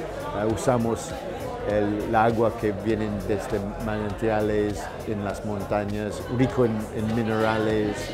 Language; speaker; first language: Spanish; non-native, learner; English